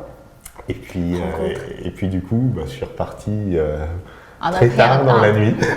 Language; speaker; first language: French; native; French